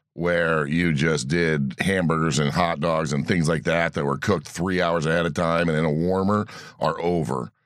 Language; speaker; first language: English; native; English